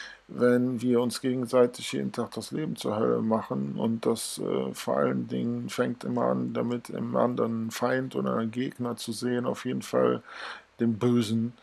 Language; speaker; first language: German; native; German